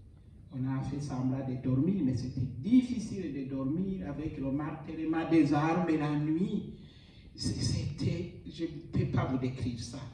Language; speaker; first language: French; non-native, local second language; Rundi